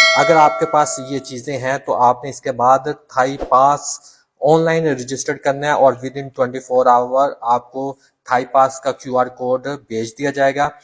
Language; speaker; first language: Urdu; non-native, local second language; Punjabi